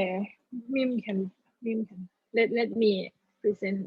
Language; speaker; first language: English; non-native, learner; Thai